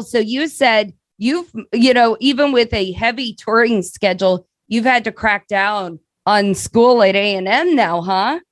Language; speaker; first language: English; native; English